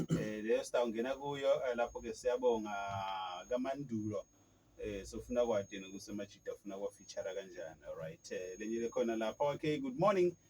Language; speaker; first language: Zulu; non-native, local second language; Swati